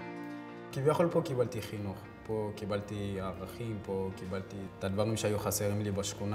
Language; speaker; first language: Hebrew; native; Hebrew